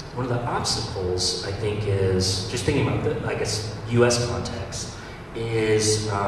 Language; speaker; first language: English; native; English